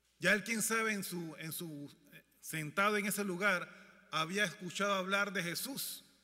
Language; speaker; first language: Spanish; native; Spanish